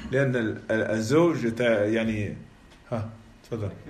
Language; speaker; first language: Arabic; non-native, fluent; French